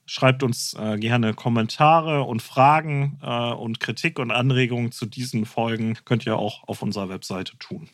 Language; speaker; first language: German; native; German